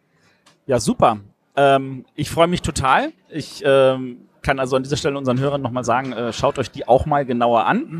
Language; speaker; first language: German; native; German